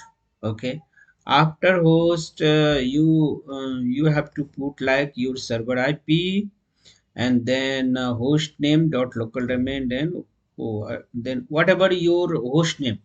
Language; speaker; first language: English; non-native, local second language; Hindi